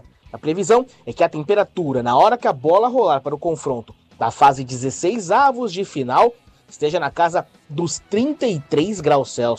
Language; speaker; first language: Portuguese; native; Portuguese